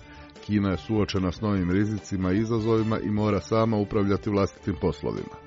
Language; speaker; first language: Serbian; native; Serbian